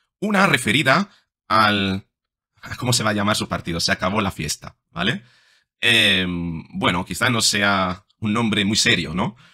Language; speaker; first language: Spanish; non-native, fluent; Italian